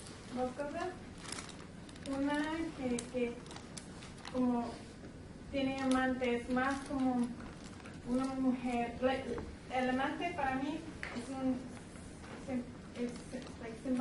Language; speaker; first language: Spanish; non-native, learner; English